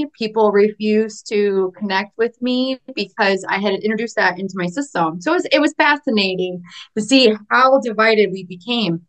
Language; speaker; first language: English; native; English